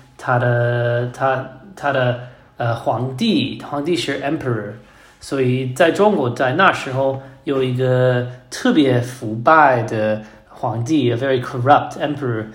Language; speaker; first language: Chinese; non-native, learner; English